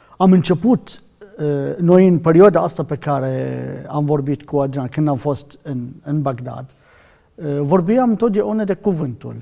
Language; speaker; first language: Romanian; non-native, learner; Arabic